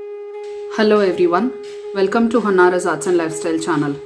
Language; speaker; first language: English; non-native, local second language; Kannada